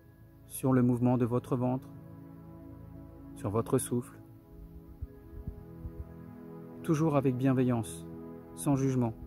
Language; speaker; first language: French; native; French